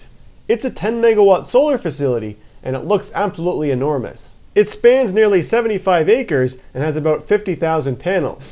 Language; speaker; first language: English; native; English